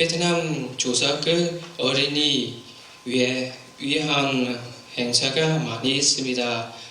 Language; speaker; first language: Korean; non-native, learner; Vietnamese